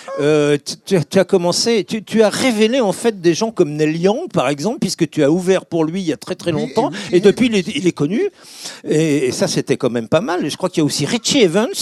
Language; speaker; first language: French; native; French